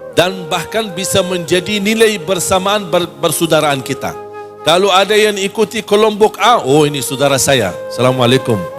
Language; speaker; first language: Malay; non-native, fluent; Arabic